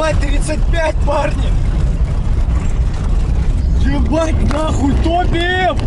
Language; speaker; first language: Russian; native; Russian